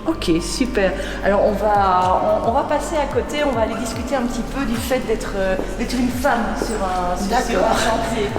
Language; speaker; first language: French; native; French